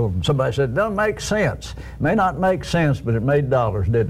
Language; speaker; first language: English; native; English